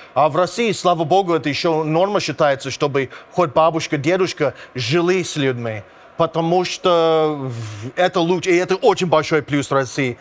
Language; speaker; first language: Russian; non-native, fluent; English